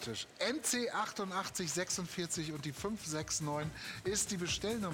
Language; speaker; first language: German; native; German